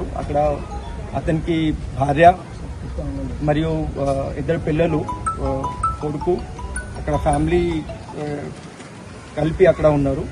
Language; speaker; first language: Telugu; non-native, learner; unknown